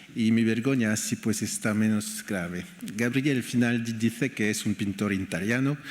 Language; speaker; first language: Spanish; non-native, learner; French